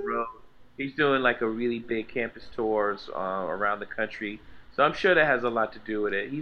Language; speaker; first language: English; native; English